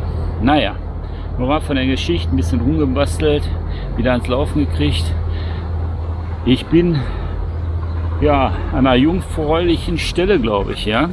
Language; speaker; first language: German; native; German